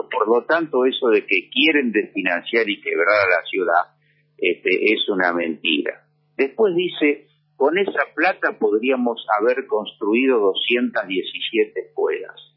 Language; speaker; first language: Spanish; native; Spanish